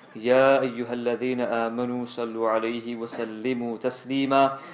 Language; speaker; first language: Arabic; non-native, fluent; English